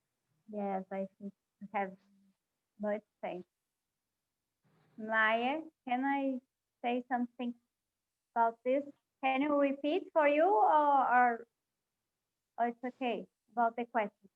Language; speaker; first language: English; non-native, learner; Portuguese